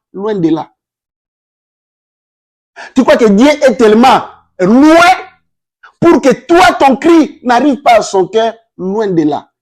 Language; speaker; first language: French; non-native, local second language; Lingala